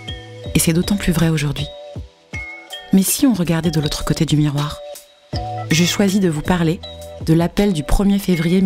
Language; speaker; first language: French; native; French